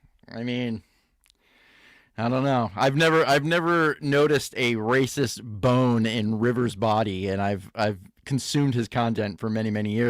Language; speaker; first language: English; native; English